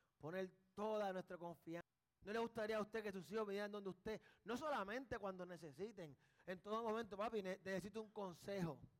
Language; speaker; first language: Spanish; early bilingual, heritage; Spanish